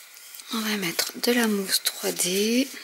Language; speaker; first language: French; native; French